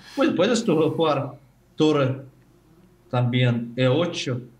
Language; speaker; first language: Spanish; non-native, learner; Ukrainian